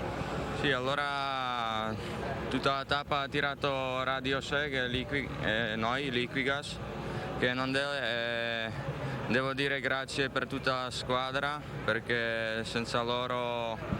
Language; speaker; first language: Italian; non-native, learner; Slovak